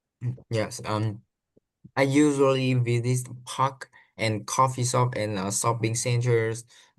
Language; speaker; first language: English; non-native, learner; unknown